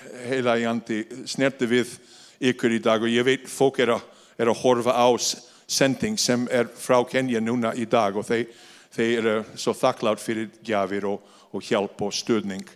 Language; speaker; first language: Icelandic; non-native, fluent; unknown